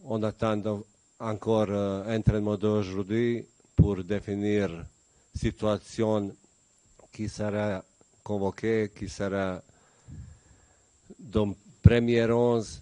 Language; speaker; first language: French; non-native, learner; Bosnian